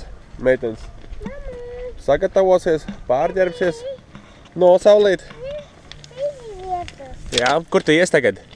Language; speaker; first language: Latvian; native; Latvian